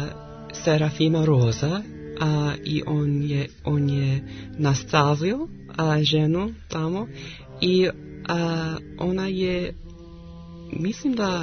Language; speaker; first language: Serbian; non-native, learner; English